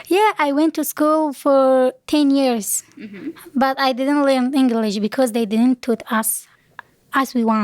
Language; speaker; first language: English; non-native, learner; Kurdish